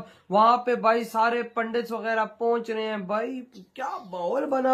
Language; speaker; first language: Hindi; native; Hindi